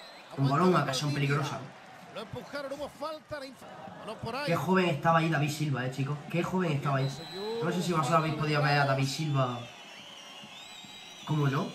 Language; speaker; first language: Spanish; native; Spanish